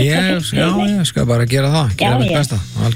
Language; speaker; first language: Icelandic; native; Icelandic